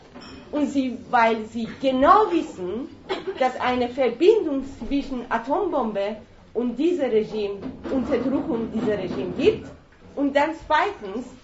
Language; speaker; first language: German; non-native, fluent; Persian